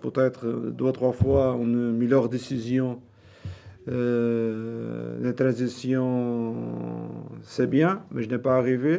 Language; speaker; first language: French; non-native, learner; Portuguese